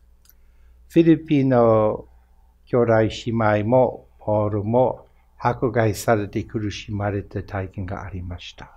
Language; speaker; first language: Japanese; non-native, fluent; English